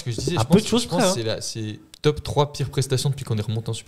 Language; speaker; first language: French; native; French